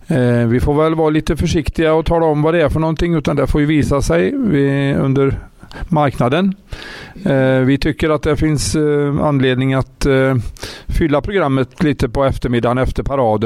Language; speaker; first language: Swedish; native; Swedish